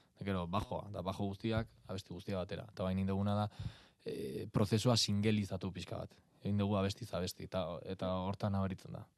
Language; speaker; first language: Basque; native; Basque